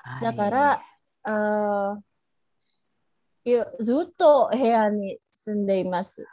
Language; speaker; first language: Japanese; non-native, learner; Indonesian